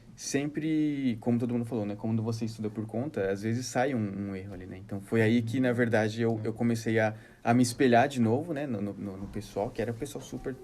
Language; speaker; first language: Portuguese; early bilingual, heritage; Portuguese